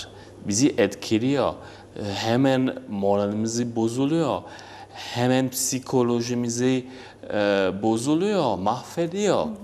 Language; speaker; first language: Turkish; non-native, learner; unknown